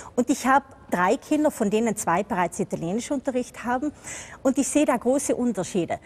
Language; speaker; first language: German; native; German